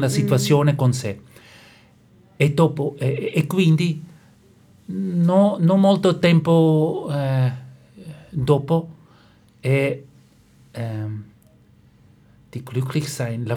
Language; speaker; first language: Italian; non-native, learner; German